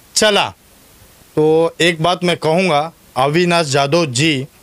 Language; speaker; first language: Hindi; non-native, local second language; Urdu